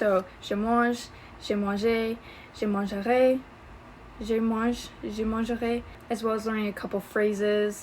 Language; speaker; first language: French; non-native, learner; English